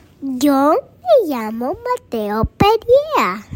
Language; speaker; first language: Spanish; early bilingual, heritage; Spanish